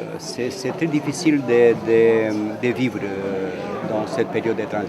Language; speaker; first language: French; non-native, fluent; Romanian